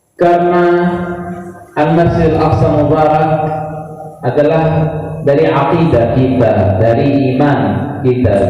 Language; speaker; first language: Indonesian; non-native, learner; Arabic